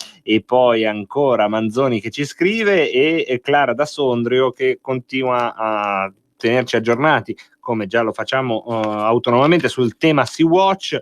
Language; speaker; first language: Italian; native; Italian